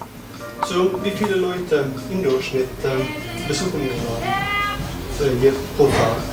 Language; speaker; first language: German; non-native, learner; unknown